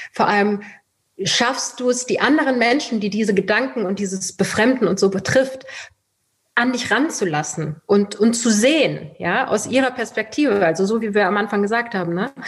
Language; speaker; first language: German; early bilingual, other home language; Persian